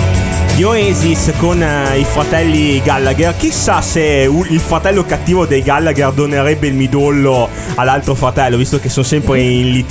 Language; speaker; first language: Italian; native; Italian